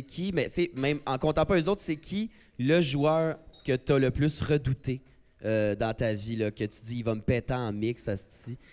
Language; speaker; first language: French; native; French